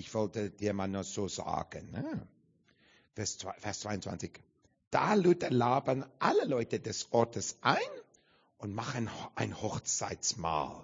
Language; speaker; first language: German; non-native, learner; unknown